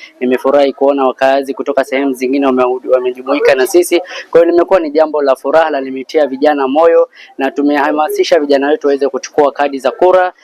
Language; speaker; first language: Swahili; non-native, local second language; Somali